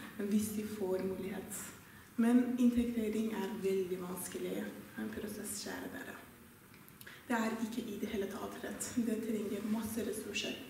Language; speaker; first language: Norwegian; non-native, fluent; Persian